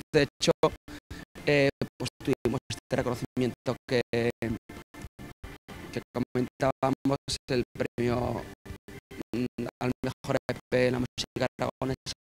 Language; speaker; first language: Spanish; native; Spanish